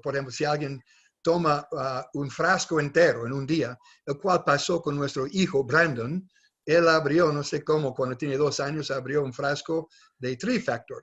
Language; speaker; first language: Spanish; non-native, fluent; English